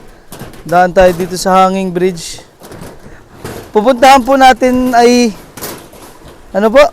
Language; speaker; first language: Filipino; native; Filipino